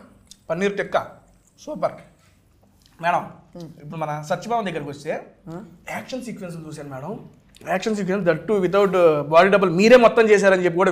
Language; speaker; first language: Telugu; native; Telugu